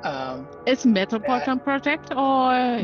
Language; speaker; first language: English; non-native, learner; Japanese